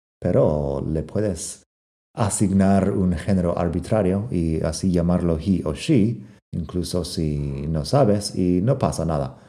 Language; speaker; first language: Spanish; non-native, fluent; English